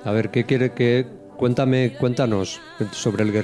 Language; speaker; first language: Spanish; native; Spanish